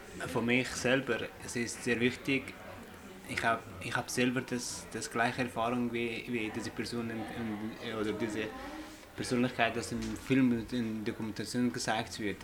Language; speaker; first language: German; non-native, fluent; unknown